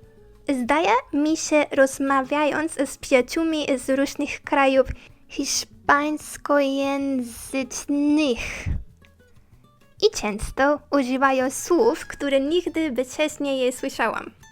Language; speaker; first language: Polish; non-native, learner; Spanish